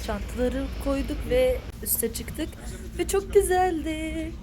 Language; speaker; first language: Turkish; early bilingual, other home language; Arabic